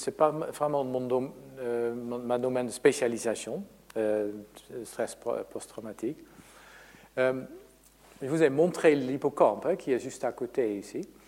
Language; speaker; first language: French; non-native, fluent; Dutch